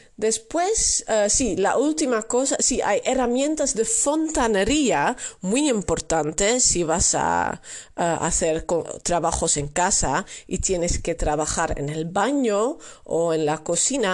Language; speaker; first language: Spanish; non-native, learner; Dutch